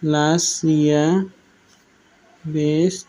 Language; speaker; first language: Spanish; non-native, learner; Bangla